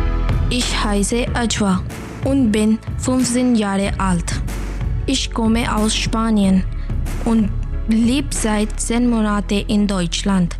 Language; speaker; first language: German; non-native, learner; Urdu